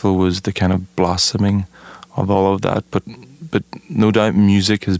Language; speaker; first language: English; native; English